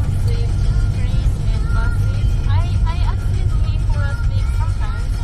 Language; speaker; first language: English; non-native, learner; Japanese